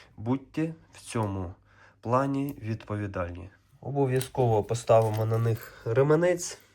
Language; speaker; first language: Ukrainian; native; Ukrainian